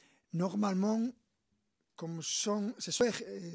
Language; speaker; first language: French; non-native, fluent; Spanish